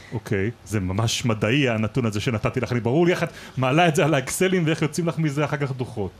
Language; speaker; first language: Hebrew; native; Hebrew